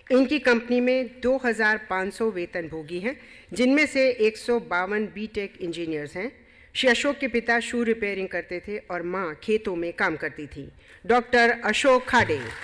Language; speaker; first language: Hindi; native; Hindi